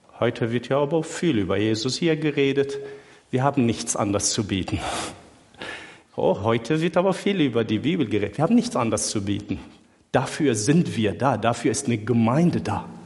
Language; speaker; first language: German; non-native, fluent; Arabic